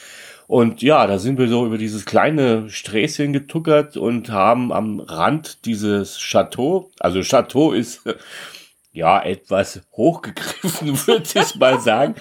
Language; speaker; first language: German; native; German